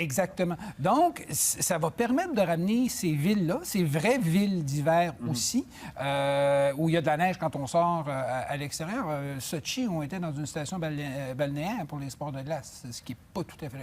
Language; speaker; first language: French; native; French